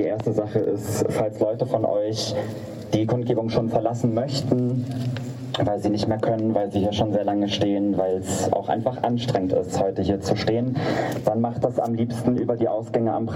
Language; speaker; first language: German; native; German